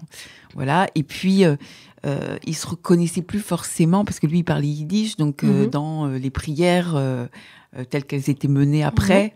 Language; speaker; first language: French; native; French